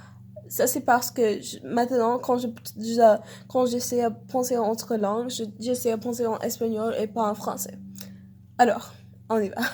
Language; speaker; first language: French; non-native, learner; English